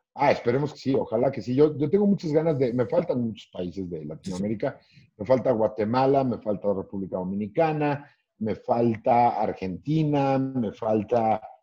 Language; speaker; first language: Spanish; native; Spanish